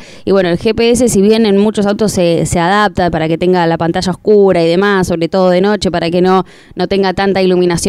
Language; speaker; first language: Spanish; native; Spanish